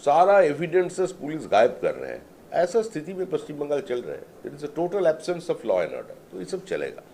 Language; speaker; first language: Hindi; non-native, local second language; Bangla